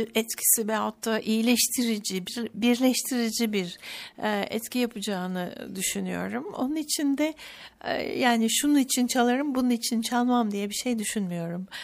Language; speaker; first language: Turkish; native; Turkish